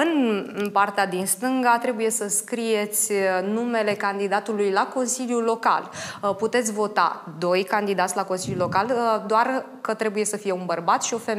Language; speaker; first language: Romanian; native; Romanian